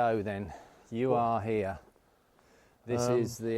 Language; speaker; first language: English; native; English